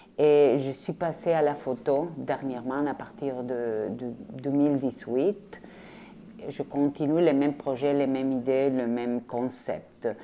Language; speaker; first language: French; non-native, fluent; Spanish